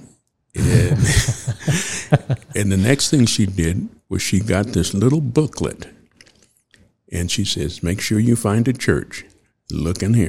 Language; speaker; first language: English; native; English